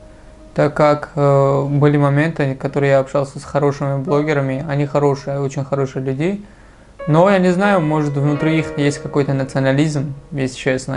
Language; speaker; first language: Russian; non-native, local second language; Tajik